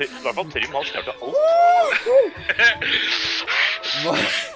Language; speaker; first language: Norwegian; native; Norwegian